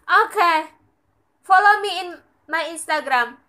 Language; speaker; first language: English; non-native, learner; Indonesian